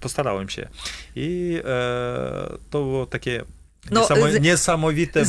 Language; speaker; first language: Polish; non-native, fluent; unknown